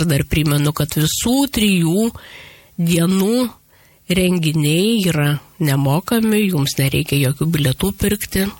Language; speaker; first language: Lithuanian; native; Lithuanian